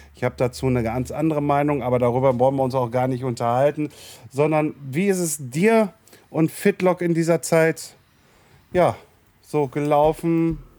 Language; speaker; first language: German; native; German